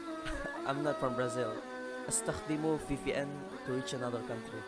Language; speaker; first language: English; non-native, learner; Indonesian